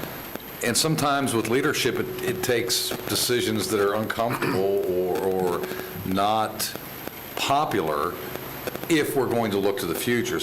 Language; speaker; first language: English; native; English